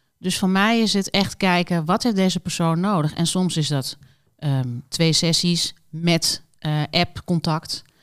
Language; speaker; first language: Dutch; native; Dutch